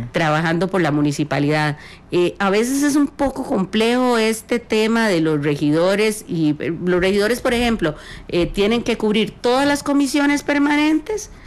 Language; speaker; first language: Spanish; native; Spanish